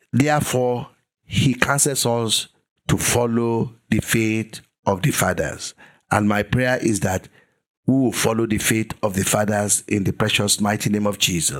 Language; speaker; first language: English; non-native, local second language; Yoruba